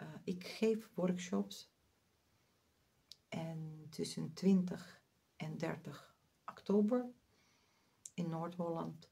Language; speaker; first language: Dutch; non-native, fluent; Russian